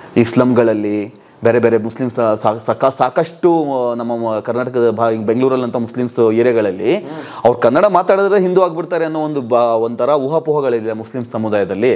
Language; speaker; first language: Kannada; non-native, local second language; Urdu